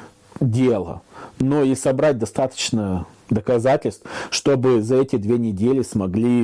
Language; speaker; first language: Russian; native; Russian